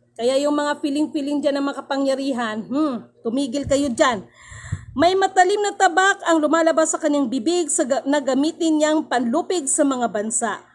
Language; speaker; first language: Filipino; non-native, local second language; Cebuano